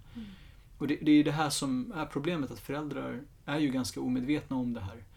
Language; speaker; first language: Swedish; early bilingual, other home language; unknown